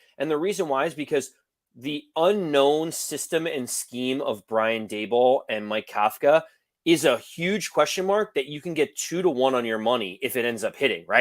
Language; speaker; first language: English; native; English